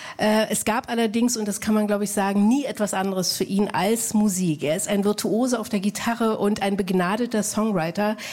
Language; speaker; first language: German; native; German